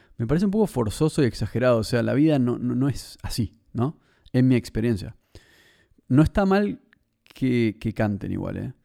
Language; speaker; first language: Spanish; native; Spanish